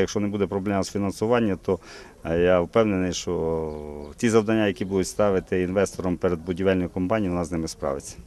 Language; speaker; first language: Ukrainian; native; Ukrainian